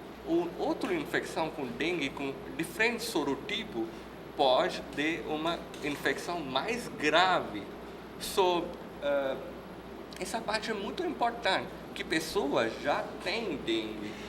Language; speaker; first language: Portuguese; non-native, learner; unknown